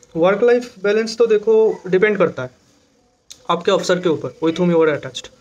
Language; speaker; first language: Hindi; non-native, local second language; Bangla